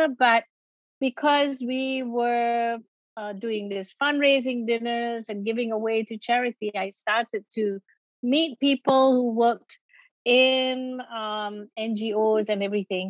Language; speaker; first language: English; non-native, local second language; Malay